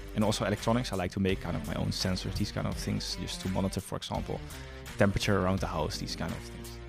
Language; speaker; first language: English; non-native, fluent; Dutch